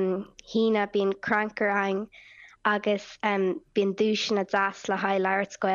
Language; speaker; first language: Irish; non-native, local second language; English